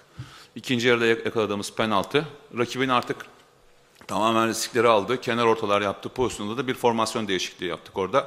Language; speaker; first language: Turkish; native; Turkish